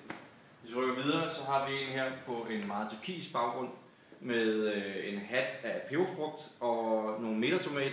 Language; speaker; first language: Danish; native; Danish